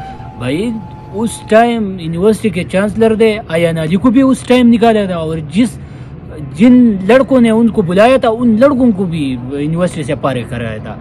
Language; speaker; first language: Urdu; non-native, local second language; Pashto